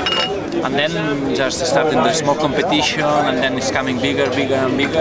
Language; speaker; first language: English; non-native, learner; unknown